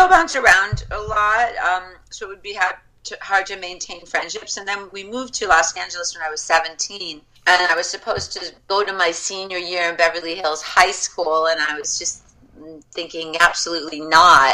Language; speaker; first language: English; native; English